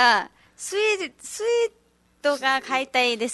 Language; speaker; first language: Japanese; non-native, learner; Nepali